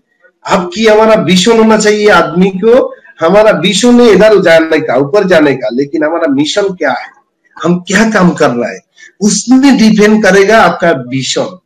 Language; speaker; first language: Hindi; non-native, fluent; Bangla